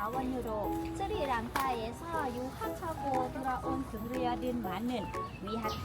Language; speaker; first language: Korean; non-native, learner; Thai